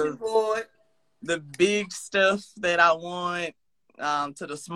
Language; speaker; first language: English; native; English